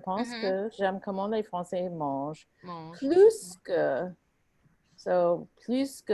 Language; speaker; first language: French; non-native, fluent; English